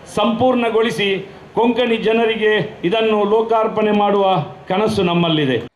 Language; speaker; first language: Kannada; non-native, local second language; Konkani